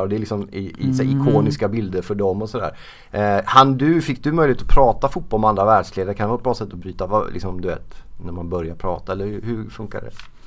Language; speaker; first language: Swedish; native; Swedish